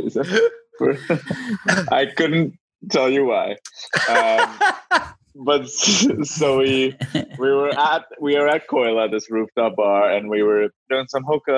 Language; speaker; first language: English; non-native, local second language; Hindi